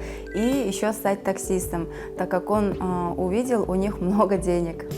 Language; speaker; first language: Russian; non-native, local second language; Kazakh